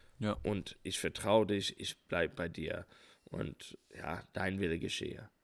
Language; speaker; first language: German; non-native, fluent; English